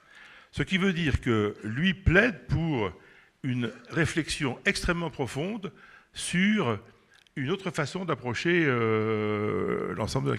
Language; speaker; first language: French; native; French